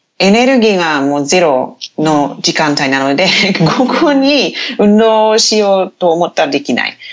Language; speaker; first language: Japanese; non-native, fluent; English